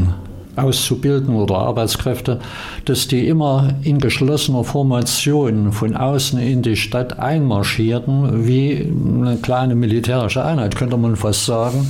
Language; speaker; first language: German; native; German